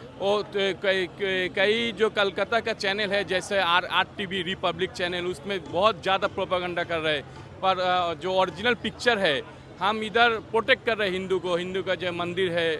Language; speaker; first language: Hindi; non-native, fluent; Bangla